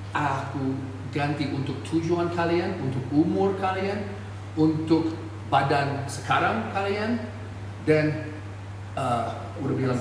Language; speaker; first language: Indonesian; non-native, fluent; English